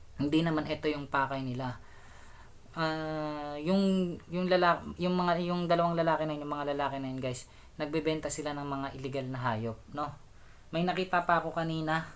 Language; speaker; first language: Filipino; native; Filipino